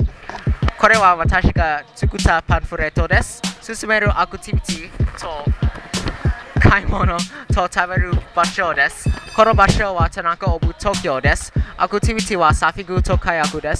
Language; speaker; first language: Japanese; non-native, learner; English